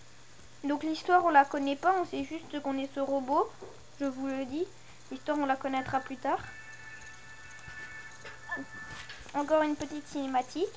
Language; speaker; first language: French; native; French